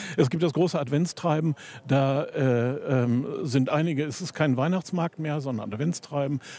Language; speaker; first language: German; native; German